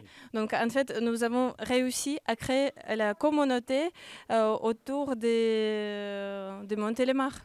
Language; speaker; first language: French; non-native, learner; Ukrainian